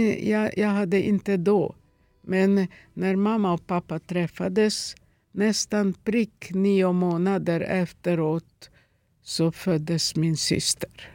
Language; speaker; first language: Swedish; non-native, fluent; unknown